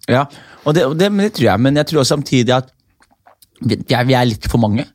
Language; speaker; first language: Norwegian; early bilingual, other home language; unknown